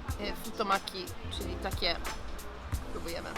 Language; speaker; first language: Polish; early bilingual, heritage; English